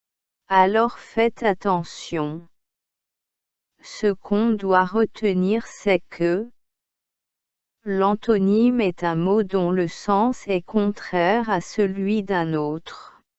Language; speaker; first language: French; non-native, local second language; Arabic